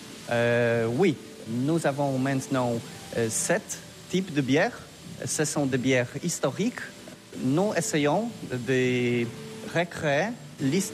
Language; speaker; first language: French; non-native, learner; Polish